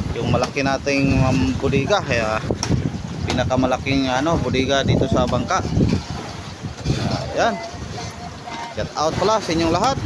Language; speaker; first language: Filipino; non-native, local second language; Cebuano